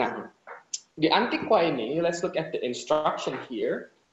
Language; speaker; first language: English; non-native, fluent; Indonesian